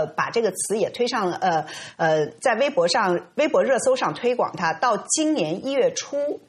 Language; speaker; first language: Chinese; native; Chinese